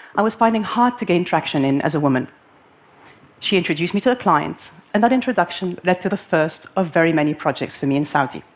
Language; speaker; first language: English; non-native, fluent; Arabic